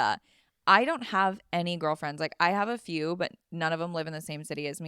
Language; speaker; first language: English; native; English